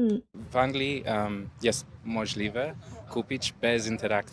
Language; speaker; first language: Polish; non-native, learner; English